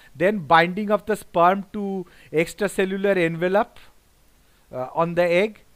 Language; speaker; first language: English; non-native, local second language; Bangla